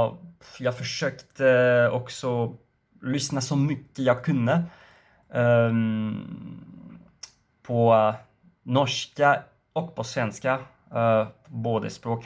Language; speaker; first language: Swedish; non-native, learner; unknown